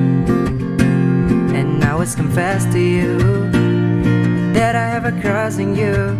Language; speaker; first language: English; non-native, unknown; Indonesian